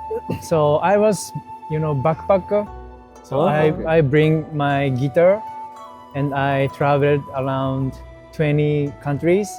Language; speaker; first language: English; non-native, learner; Japanese